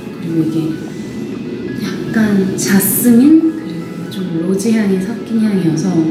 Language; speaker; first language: Korean; native; Korean